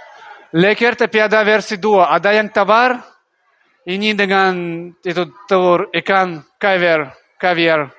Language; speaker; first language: Indonesian; non-native, learner; Russian